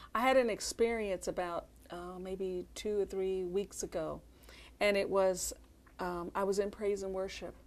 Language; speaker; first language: English; native; English